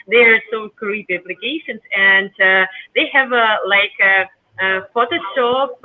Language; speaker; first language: English; non-native, learner; Ukrainian